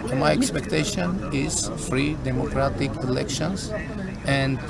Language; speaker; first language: English; non-native, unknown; Armenian